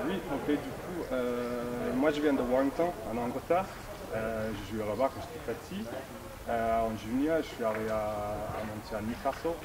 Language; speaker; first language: French; non-native, fluent; English